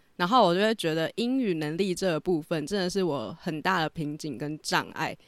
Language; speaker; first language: Chinese; native; Chinese